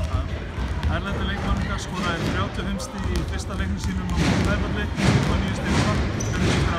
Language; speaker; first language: Icelandic; native; Icelandic